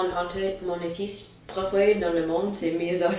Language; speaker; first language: French; non-native, fluent; English